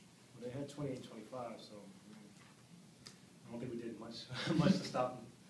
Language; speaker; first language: English; native; English